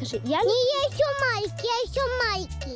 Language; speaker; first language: Russian; early bilingual, heritage; Russian